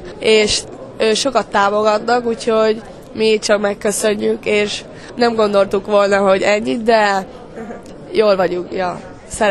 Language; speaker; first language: Hungarian; early bilingual, heritage; Hungarian